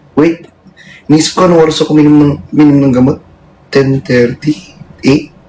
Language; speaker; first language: Filipino; native; Filipino